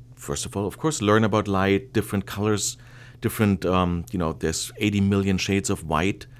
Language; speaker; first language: English; non-native, fluent; German